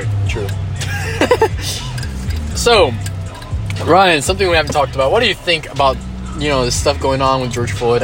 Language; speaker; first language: English; non-native, fluent; Spanish